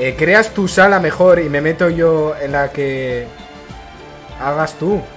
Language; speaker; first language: Spanish; native; Spanish